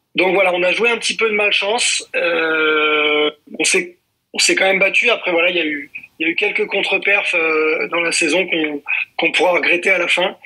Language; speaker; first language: French; native; French